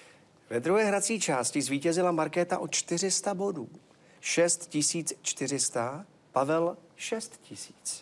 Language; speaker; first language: Czech; native; Czech